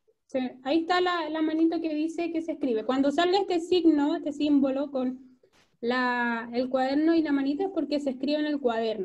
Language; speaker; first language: Spanish; native; Spanish